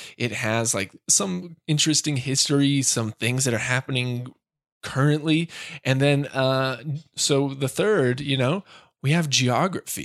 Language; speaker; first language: English; native; English